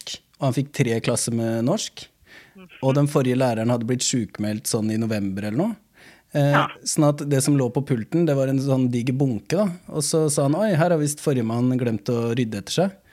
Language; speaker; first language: Norwegian; native; Norwegian